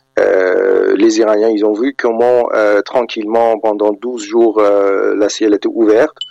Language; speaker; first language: French; non-native, fluent; Persian